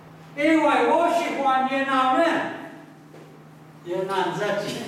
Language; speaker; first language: Chinese; non-native, learner; English